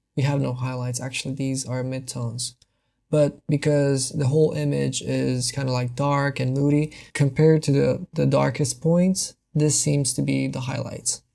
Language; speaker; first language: English; non-native, fluent; Hungarian